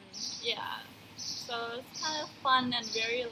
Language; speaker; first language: English; non-native, learner; Thai